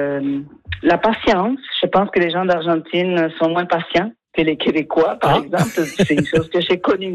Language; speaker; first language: French; non-native, fluent; Spanish